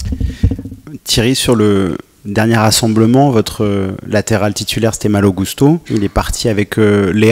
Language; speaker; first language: French; native; French